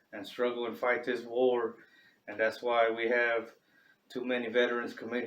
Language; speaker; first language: English; native; English